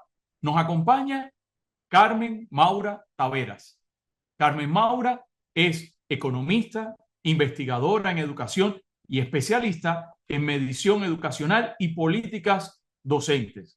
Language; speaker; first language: Spanish; native; Spanish